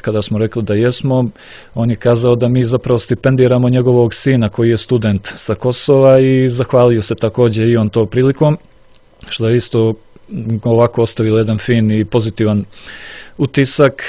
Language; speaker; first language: Croatian; native; Croatian